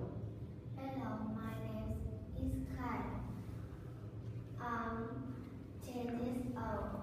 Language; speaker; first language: English; non-native, learner; Vietnamese